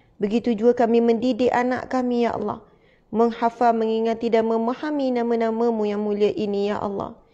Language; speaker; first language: Malay; native; Malay